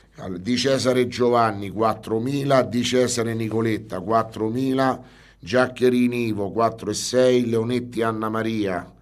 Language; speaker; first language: Italian; native; Italian